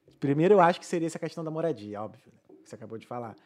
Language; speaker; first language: Portuguese; native; Portuguese